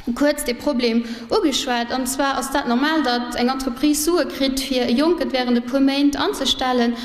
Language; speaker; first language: Luxembourgish; early bilingual, other home language; Portuguese